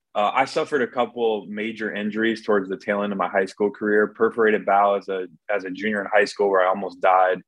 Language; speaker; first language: English; native; English